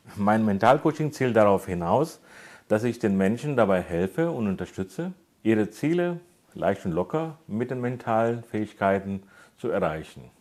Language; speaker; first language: German; non-native, fluent; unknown